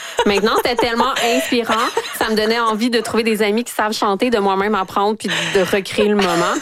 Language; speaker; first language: French; native; French